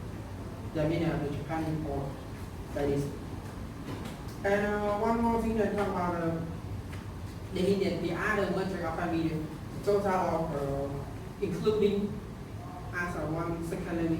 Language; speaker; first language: English; non-native, learner; Khmer